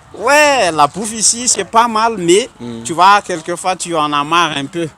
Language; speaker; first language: French; non-native, local second language; Malagasy